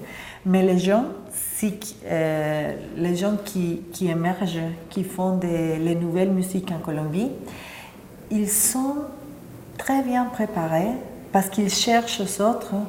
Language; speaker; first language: French; non-native, fluent; Spanish